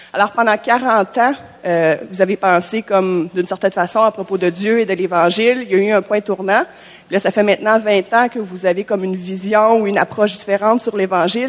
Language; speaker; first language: French; native; French